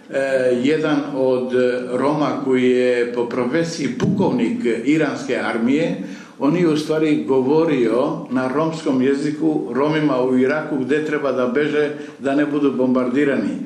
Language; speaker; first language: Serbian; non-native, fluent; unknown